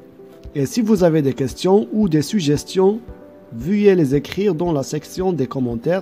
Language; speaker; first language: French; non-native, local second language; Arabic